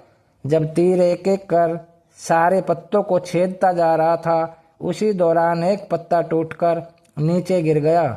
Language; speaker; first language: Hindi; native; Hindi